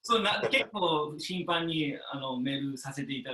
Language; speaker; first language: Japanese; native; Japanese